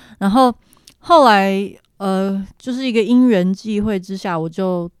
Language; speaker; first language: Chinese; native; Chinese